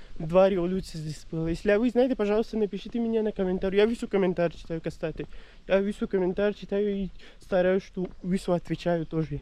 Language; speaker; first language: Russian; non-native, learner; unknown